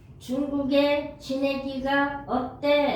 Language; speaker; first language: Korean; non-native, learner; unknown